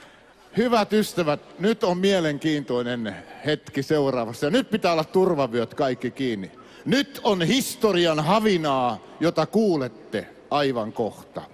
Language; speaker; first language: Finnish; native; Finnish